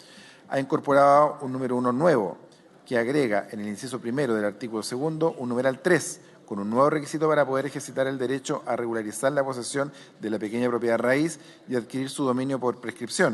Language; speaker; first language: Spanish; native; Spanish